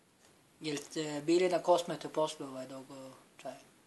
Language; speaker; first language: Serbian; non-native, learner; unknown